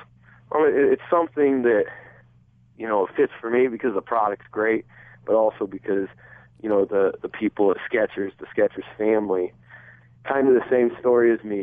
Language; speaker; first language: English; native; English